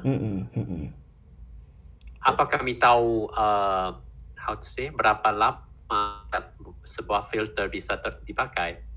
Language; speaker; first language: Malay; non-native, fluent; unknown